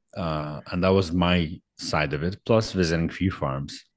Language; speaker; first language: English; non-native, fluent; Arabic